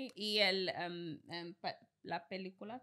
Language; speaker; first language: Spanish; non-native, learner; English